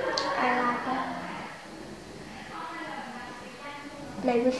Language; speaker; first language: English; non-native, learner; Vietnamese